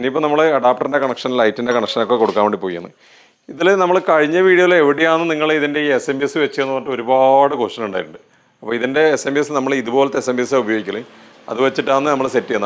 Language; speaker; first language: Malayalam; native; Malayalam